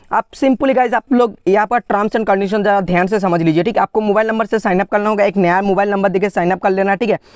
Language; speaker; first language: Hindi; non-native, local second language; Bangla